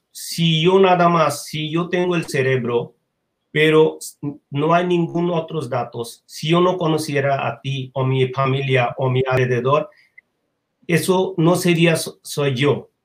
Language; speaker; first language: Spanish; non-native, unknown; Bangla